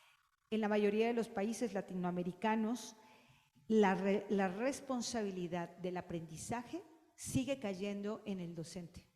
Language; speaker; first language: Spanish; native; Spanish